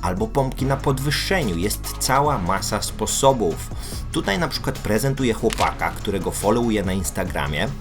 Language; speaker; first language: Polish; native; Polish